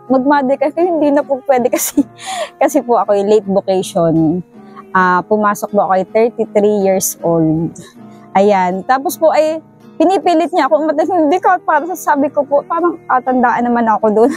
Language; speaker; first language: Filipino; native; Filipino